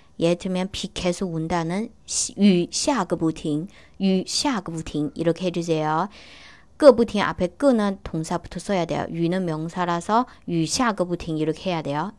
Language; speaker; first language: Korean; non-native, learner; Chinese